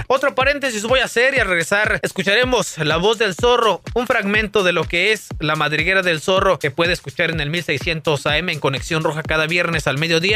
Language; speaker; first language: Spanish; native; Spanish